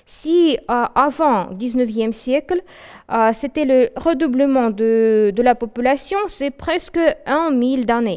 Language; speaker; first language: French; non-native, fluent; Russian